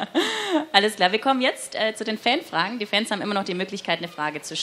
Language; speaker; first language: German; native; German